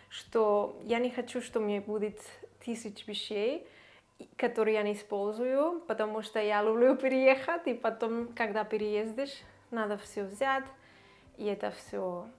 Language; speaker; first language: Russian; non-native, learner; Catalan